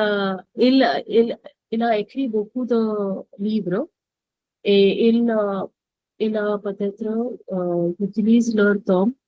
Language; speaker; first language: French; non-native, learner; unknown